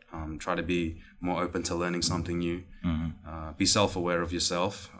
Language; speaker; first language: English; native; English